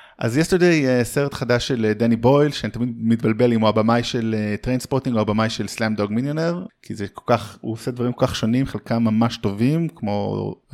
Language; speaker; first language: Hebrew; early bilingual, heritage; Hebrew